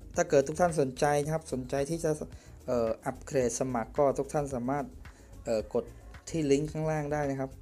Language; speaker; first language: Thai; non-native, fluent; Khmer